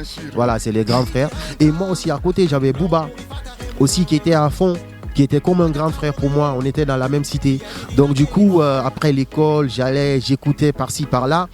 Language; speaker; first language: French; non-native, local second language; Fula